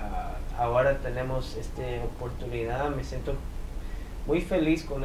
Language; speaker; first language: Spanish; early bilingual, heritage; English